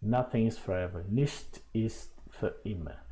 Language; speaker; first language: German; non-native, fluent; Portuguese